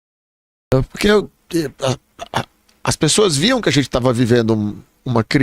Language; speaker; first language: Portuguese; native; Portuguese